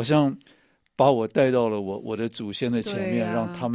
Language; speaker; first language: Chinese; native; Chinese